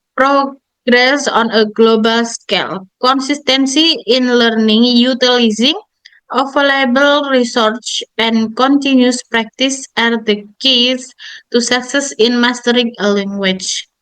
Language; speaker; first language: English; non-native, learner; Indonesian